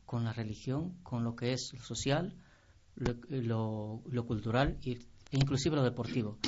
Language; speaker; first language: Spanish; native; Spanish